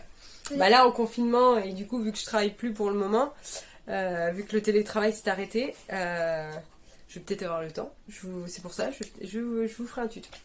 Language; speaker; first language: French; native; French